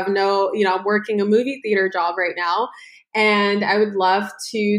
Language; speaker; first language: English; native; English